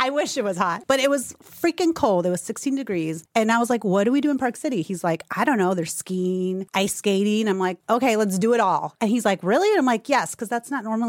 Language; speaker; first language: English; native; English